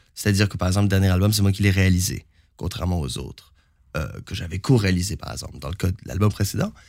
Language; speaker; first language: French; native; French